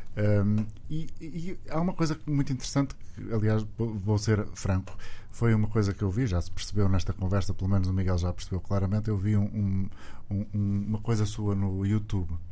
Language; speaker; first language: Portuguese; native; Portuguese